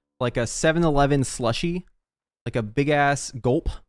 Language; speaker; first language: English; native; English